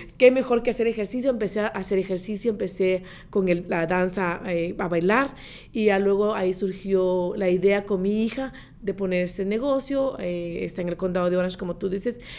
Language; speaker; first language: Spanish; native; Spanish